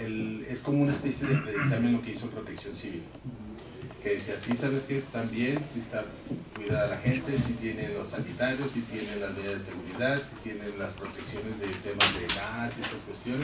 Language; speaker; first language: Spanish; native; Spanish